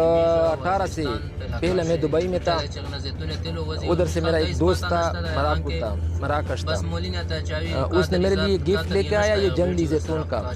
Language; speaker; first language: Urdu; non-native, local second language; Pashto